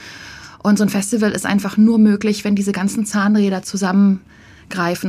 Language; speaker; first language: German; native; German